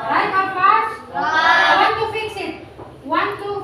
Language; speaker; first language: English; non-native, learner; Indonesian